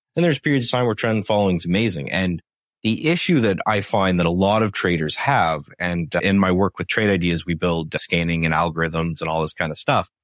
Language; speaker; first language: English; native; English